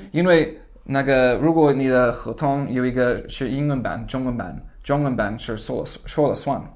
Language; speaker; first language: Chinese; non-native, fluent; English